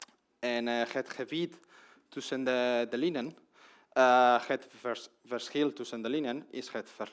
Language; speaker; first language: Dutch; non-native, learner; Spanish